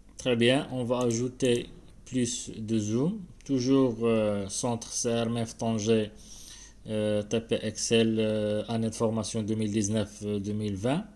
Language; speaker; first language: French; non-native, local second language; Arabic